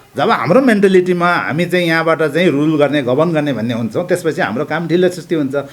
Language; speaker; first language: Nepali; non-native, local second language; Sherpa